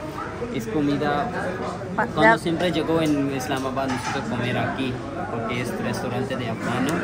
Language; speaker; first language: Spanish; non-native, learner; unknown